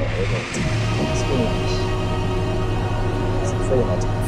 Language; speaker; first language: French; native; French